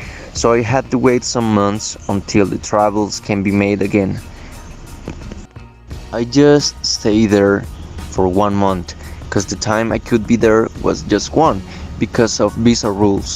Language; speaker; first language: English; non-native, learner; Spanish